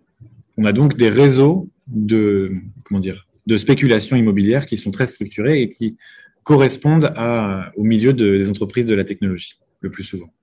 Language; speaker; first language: French; native; French